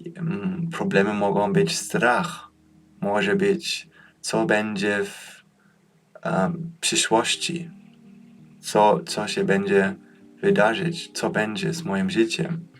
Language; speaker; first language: Polish; early bilingual, heritage; Polish